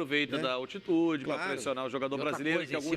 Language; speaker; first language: Portuguese; native; Portuguese